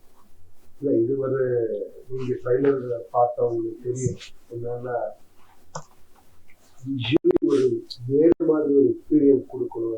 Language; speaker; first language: Tamil; non-native, learner; Kannada